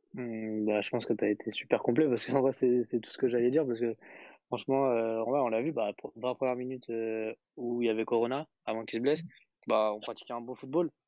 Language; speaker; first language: French; native; French